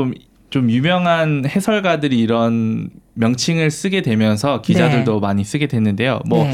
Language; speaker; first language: Korean; native; Korean